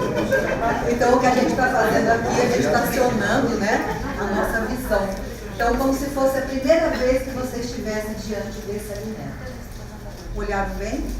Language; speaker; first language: Portuguese; native; Portuguese